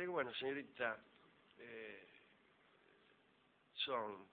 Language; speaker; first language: Spanish; native; Spanish